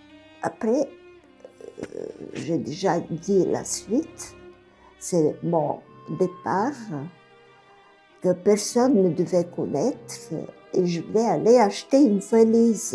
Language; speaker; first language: French; non-native, fluent; Bulgarian